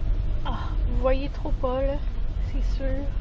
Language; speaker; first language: French; native; French